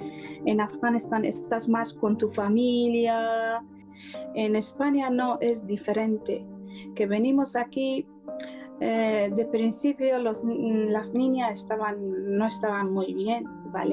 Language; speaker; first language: Spanish; non-native, learner; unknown